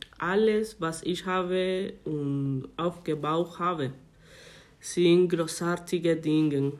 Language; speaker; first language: German; non-native, learner; Spanish